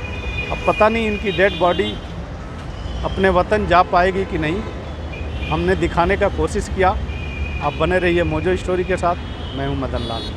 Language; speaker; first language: Hindi; native; Hindi